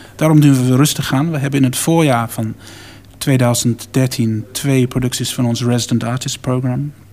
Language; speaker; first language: Dutch; non-native, fluent; English